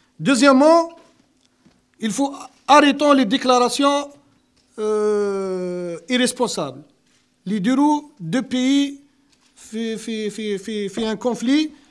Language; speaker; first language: French; non-native, local second language; Arabic